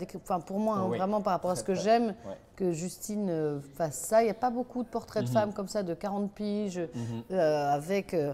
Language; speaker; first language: French; native; French